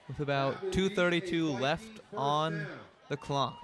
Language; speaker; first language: English; native; English